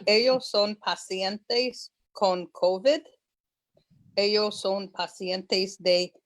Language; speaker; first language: Spanish; non-native, learner; English